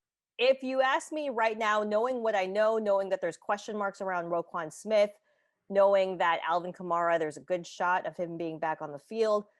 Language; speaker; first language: English; native; English